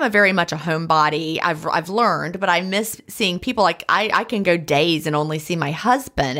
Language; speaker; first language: English; native; English